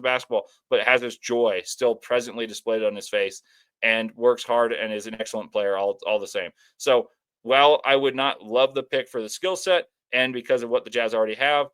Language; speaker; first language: English; native; English